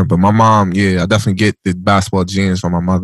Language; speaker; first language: English; native; English